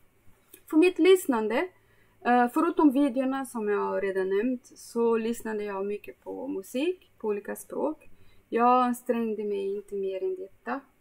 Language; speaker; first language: Swedish; non-native, fluent; Portuguese